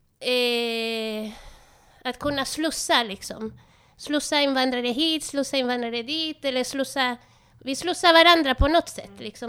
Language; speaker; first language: Swedish; non-native, fluent; Spanish